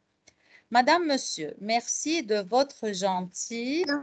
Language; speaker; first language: French; non-native, fluent; Arabic